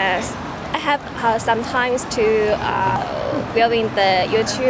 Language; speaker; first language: English; non-native, learner; Chinese